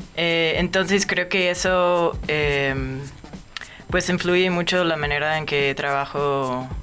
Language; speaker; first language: Spanish; non-native, fluent; English